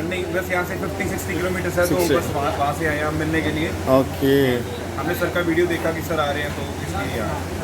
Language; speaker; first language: Hindi; non-native, local second language; Punjabi